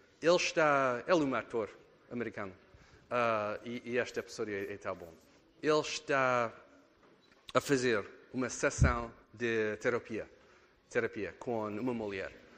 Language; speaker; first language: Portuguese; non-native, fluent; English